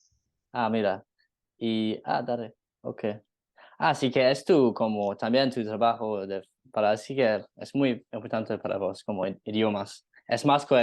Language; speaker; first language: Spanish; non-native, learner; English